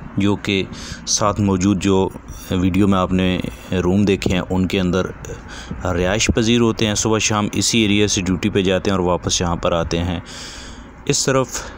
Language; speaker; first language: Urdu; non-native, local second language; Punjabi